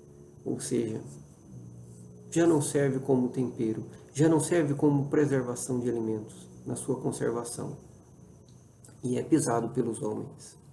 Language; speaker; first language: Portuguese; native; Portuguese